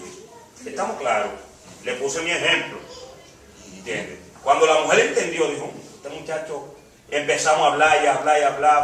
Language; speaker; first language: Spanish; native; Spanish